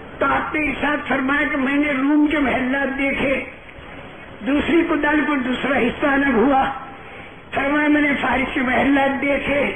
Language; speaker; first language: Urdu; non-native, local second language; Gujarati